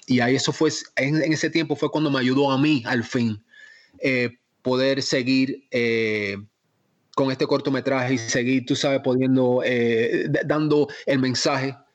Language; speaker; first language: Spanish; early bilingual, heritage; Spanish